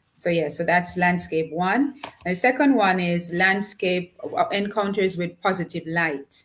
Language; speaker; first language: English; native; English